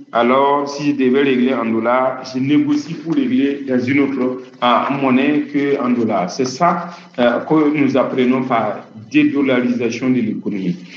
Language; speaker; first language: French; non-native, local second language; Mossi